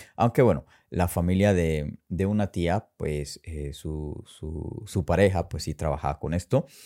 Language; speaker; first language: Spanish; native; Spanish